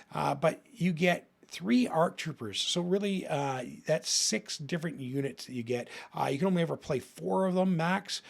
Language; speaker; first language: English; native; English